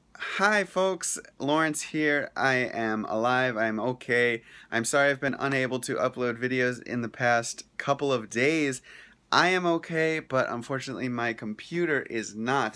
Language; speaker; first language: English; native; English